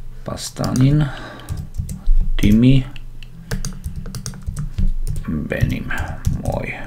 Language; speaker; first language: Turkish; non-native, learner; Slovak